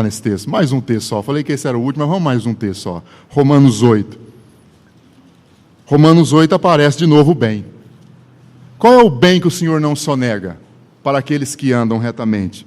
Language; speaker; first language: Portuguese; native; Portuguese